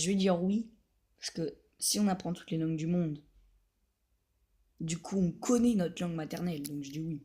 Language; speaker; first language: French; native; French